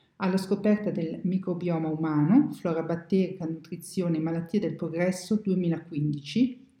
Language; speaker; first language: Italian; native; Italian